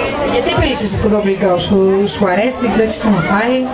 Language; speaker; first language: Greek; native; Greek